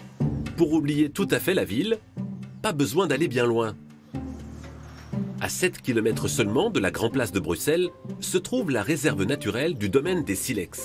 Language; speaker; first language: French; native; French